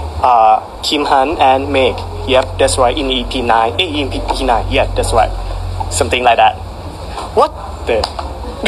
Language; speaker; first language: English; non-native, learner; Thai